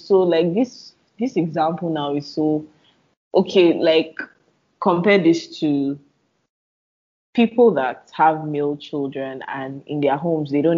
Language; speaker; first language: English; non-native, local second language; Yoruba